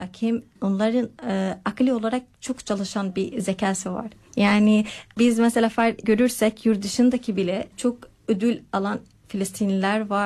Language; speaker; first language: Turkish; non-native, fluent; Arabic